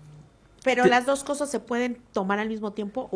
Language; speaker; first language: Spanish; native; Spanish